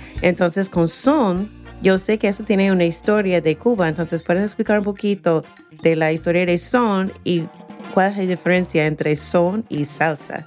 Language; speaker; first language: Spanish; non-native, fluent; English